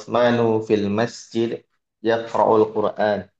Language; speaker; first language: Arabic; non-native, learner; Indonesian